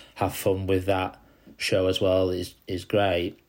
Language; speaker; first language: English; native; English